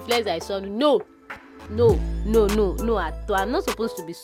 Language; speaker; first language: English; non-native, local second language; Yoruba